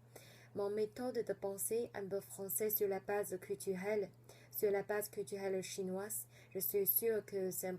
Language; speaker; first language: French; non-native, fluent; Chinese